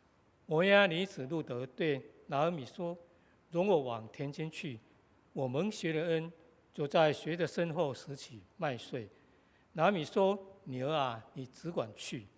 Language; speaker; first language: Chinese; native; Chinese